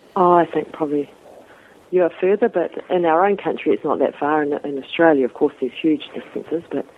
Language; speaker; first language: English; native; English